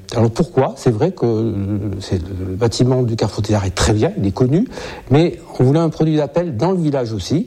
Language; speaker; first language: French; native; French